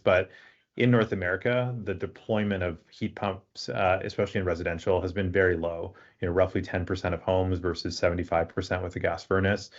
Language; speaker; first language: English; native; English